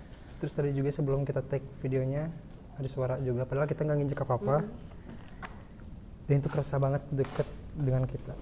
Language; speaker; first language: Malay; non-native, local second language; Sundanese